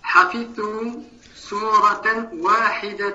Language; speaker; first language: Arabic; non-native, learner; French